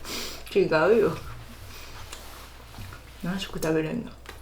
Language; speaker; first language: Japanese; native; Japanese